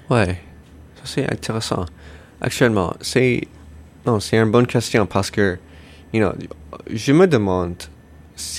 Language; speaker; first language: French; non-native, local second language; English